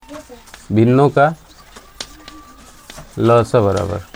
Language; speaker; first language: Hindi; native; Hindi